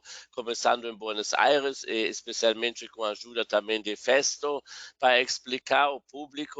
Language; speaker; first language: Portuguese; non-native, fluent; German